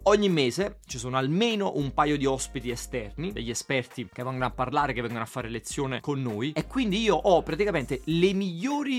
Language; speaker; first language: Italian; native; Italian